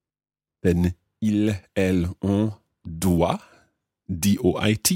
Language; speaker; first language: French; non-native, fluent; English